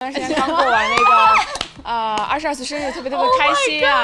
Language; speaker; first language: Chinese; native; Chinese